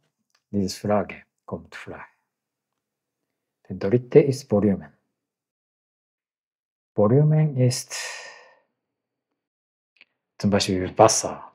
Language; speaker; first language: German; non-native, learner; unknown